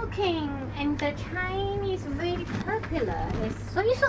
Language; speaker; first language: English; non-native, learner; Chinese